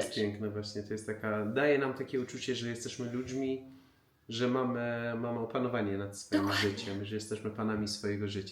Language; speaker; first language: Polish; non-native, fluent; Persian